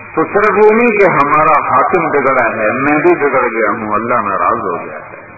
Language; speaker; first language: Urdu; non-native, local second language; Punjabi